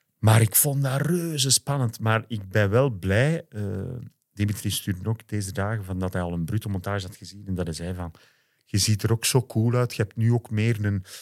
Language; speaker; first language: Dutch; native; Dutch